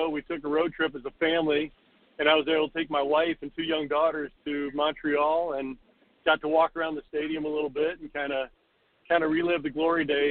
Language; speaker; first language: English; native; English